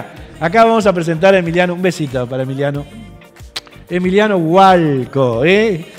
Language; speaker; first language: Spanish; native; Spanish